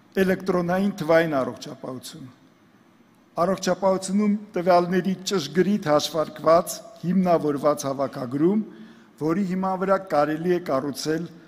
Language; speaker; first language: Armenian; native; Armenian